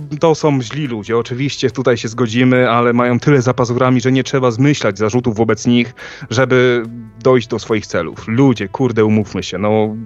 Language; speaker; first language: Polish; native; Polish